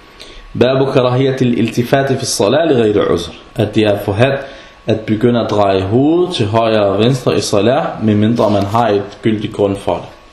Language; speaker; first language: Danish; non-native, fluent; Arabic